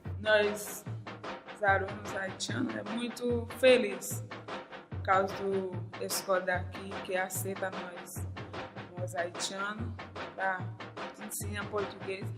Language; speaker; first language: Portuguese; non-native, learner; Haitian Creole